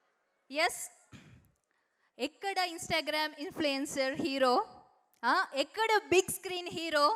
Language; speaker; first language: Telugu; native; Telugu